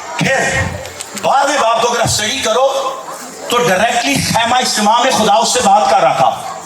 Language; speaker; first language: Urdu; non-native, local second language; Punjabi